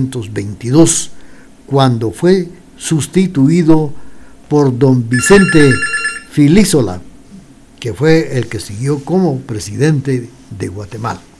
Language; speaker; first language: Spanish; native; Spanish